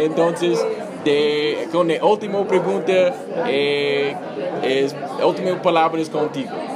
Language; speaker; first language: Spanish; non-native, learner; English